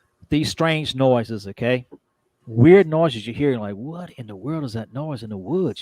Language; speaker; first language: English; native; English